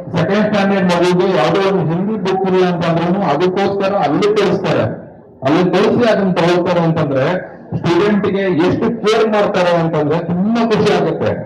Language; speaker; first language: Kannada; native; Kannada